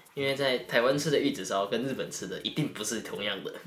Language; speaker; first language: Chinese; native; Chinese